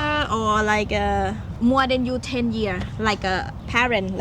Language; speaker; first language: English; non-native, learner; Thai